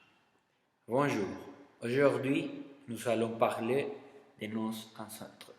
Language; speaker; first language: French; non-native, learner; Spanish